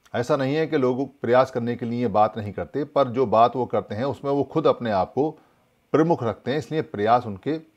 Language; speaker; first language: Hindi; native; Hindi